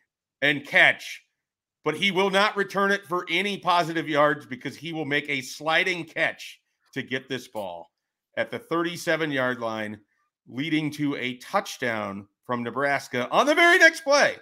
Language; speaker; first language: English; native; English